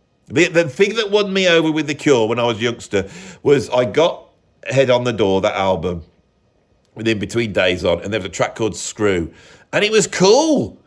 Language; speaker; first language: English; native; English